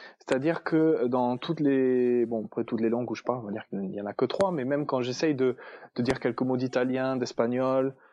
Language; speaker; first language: French; native; French